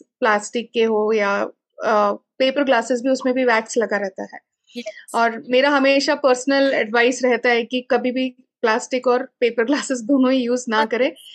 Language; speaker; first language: Hindi; non-native, local second language; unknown